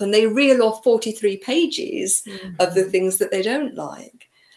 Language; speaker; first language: English; native; English